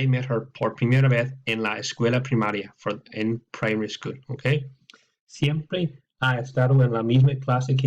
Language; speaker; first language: Spanish; non-native, fluent; English